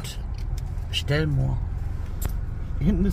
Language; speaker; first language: German; native; German